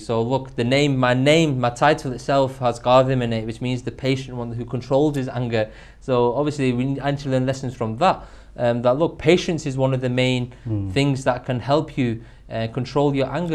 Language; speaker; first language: English; native; English